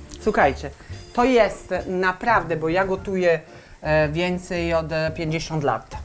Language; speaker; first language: Polish; non-native, learner; Italian